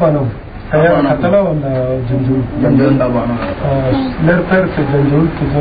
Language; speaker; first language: French; non-native, local second language; Arabic